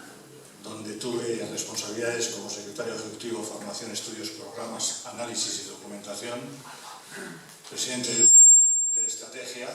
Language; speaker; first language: Spanish; native; Spanish